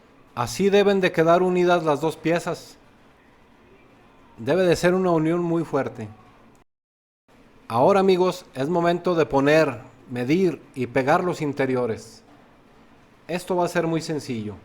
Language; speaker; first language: Spanish; native; Spanish